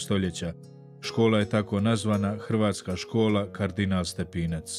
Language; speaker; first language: Croatian; native; Croatian